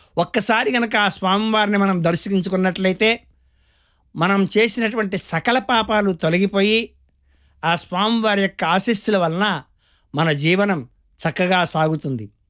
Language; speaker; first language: Telugu; early bilingual, heritage; Telugu